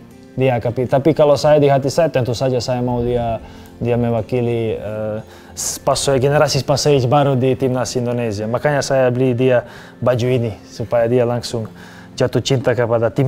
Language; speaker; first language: Indonesian; non-native, fluent; Serbian